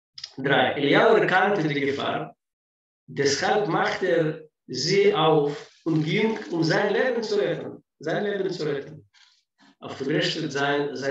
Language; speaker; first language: German; non-native, fluent; Russian